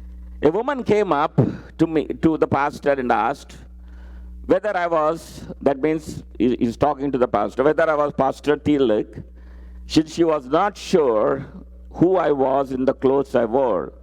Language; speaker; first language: English; non-native, local second language; Telugu